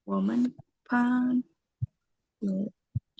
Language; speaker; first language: Chinese; non-native, learner; Indonesian